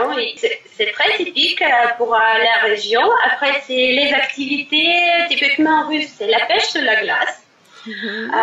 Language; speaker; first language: French; non-native, fluent; Russian